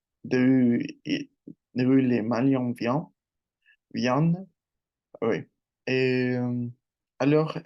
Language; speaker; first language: French; non-native, learner; Spanish